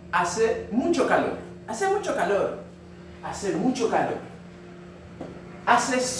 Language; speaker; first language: Spanish; non-native, learner; Haitian Creole